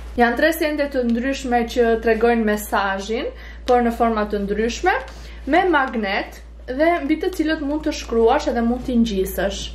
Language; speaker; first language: Albanian; early bilingual, heritage; Albanian